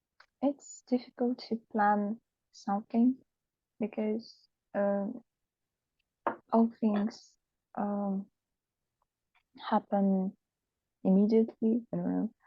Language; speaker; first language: English; non-native, learner; Russian